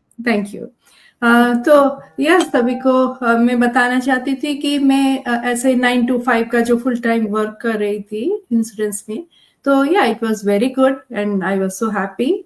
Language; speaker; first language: Hindi; non-native, local second language; Telugu